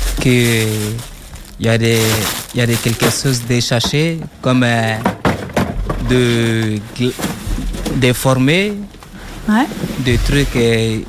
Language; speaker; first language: French; non-native, learner; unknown